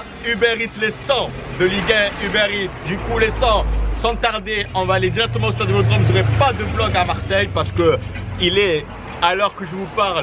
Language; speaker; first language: French; native; French